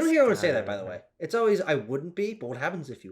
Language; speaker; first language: English; native; English